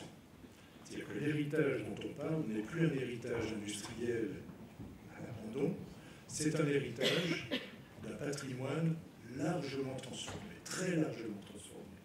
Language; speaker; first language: French; native; French